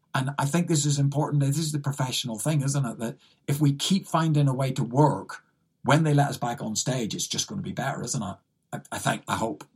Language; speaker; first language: English; native; English